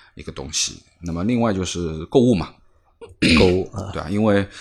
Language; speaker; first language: Chinese; native; Chinese